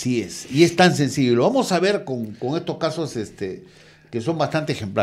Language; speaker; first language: Spanish; native; Spanish